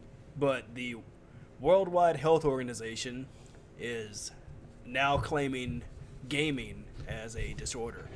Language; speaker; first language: English; native; English